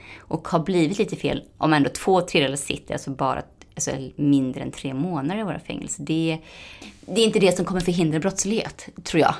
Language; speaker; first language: Swedish; native; Swedish